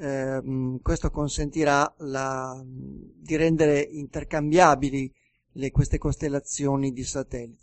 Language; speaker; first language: Italian; native; Italian